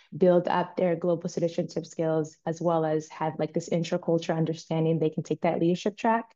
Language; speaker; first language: English; native; English